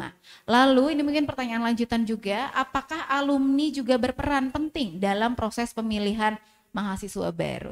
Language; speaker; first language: Indonesian; native; Indonesian